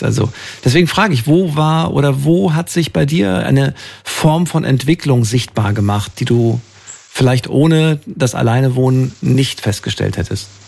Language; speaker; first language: German; native; German